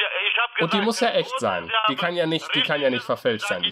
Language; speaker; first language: German; native; German